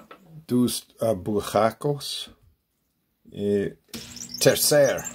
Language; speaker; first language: Portuguese; non-native, learner; Spanish